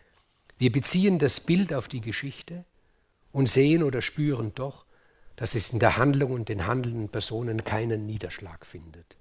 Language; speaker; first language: German; native; German